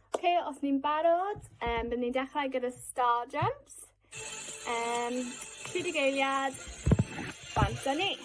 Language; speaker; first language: Welsh; non-native, local second language; English